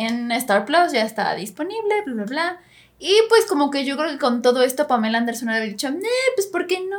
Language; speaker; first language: Spanish; native; Spanish